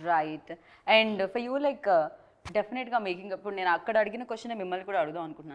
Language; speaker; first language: Telugu; native; Telugu